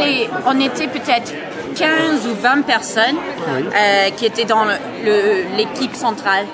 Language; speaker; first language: French; non-native, fluent; English